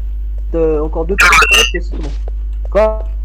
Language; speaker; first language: French; native; French